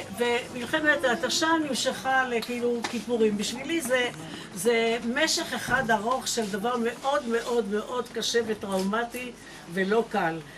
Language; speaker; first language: Hebrew; native; Hebrew